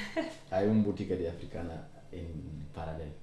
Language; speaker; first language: Spanish; non-native, learner; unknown